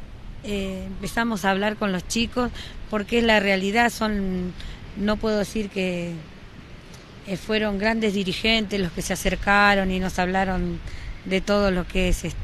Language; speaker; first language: Spanish; native; Spanish